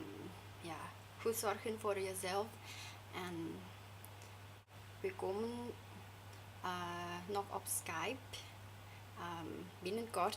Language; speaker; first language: Dutch; non-native, fluent; Thai